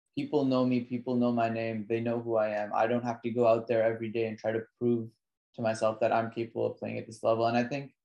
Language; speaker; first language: English; native; English